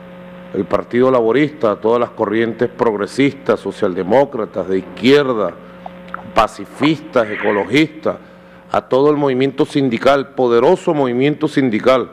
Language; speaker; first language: Spanish; native; Spanish